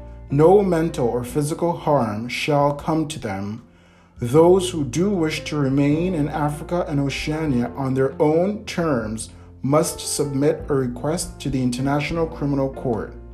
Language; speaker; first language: English; native; English